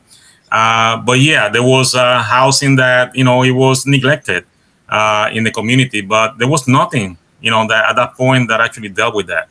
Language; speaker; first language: English; non-native, fluent; Spanish